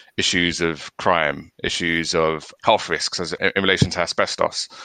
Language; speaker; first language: English; native; English